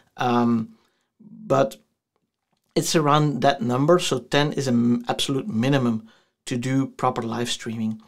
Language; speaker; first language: English; non-native, fluent; Dutch